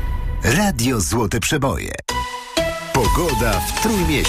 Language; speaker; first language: Polish; native; Polish